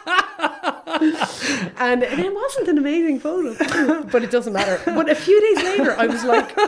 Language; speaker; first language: English; native; English